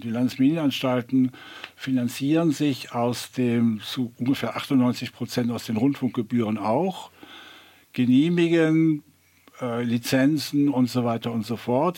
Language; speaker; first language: German; native; German